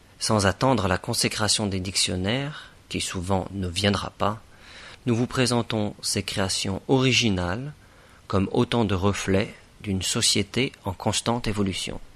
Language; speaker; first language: French; native; French